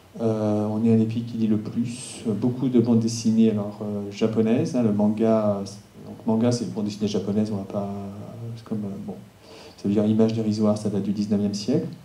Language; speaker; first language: French; native; French